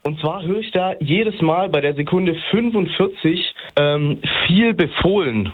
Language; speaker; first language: German; native; German